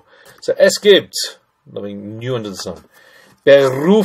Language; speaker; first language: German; non-native, fluent; English